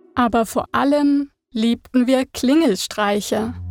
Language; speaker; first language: German; native; German